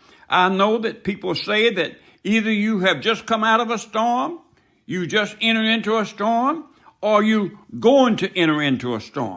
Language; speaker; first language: English; native; English